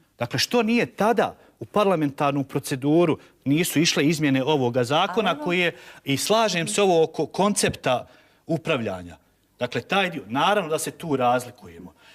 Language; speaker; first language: Bosnian; native; Bosnian